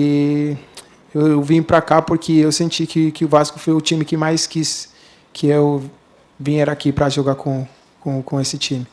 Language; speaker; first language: Portuguese; non-native, learner; Spanish